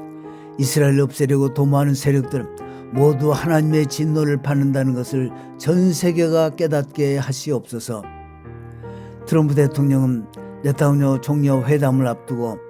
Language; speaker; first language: Korean; native; Korean